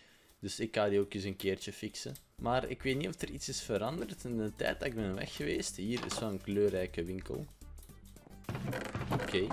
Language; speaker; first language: Dutch; native; Dutch